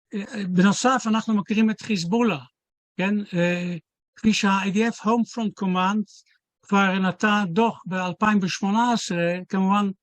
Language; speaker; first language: Hebrew; non-native, fluent; Dutch